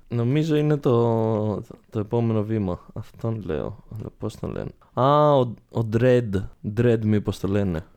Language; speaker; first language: Greek; native; Greek